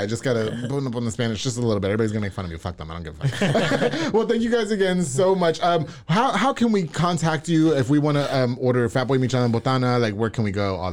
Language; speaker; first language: English; native; English